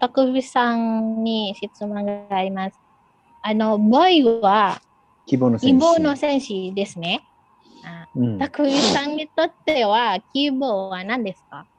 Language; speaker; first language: Japanese; non-native, learner; Indonesian